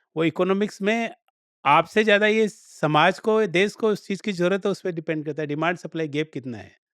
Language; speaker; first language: Hindi; native; Hindi